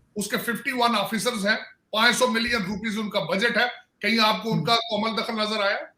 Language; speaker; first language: Hindi; native; Hindi